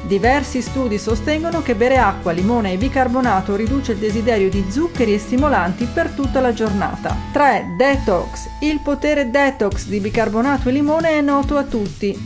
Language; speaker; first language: Italian; native; Italian